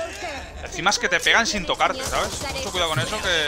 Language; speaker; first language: Spanish; native; Spanish